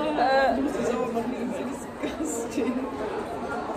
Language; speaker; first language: German; early bilingual, heritage; German